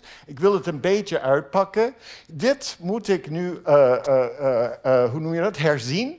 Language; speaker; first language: Dutch; non-native, fluent; English